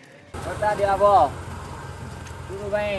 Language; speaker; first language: Portuguese; non-native, learner; Vietnamese